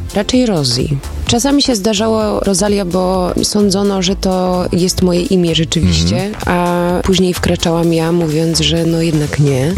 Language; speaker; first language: Polish; early bilingual, heritage; Polish